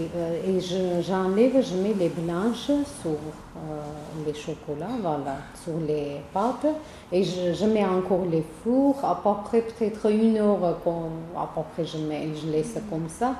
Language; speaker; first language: French; non-native, learner; Armenian